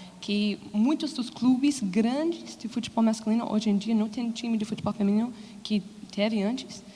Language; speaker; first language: Portuguese; non-native, fluent; English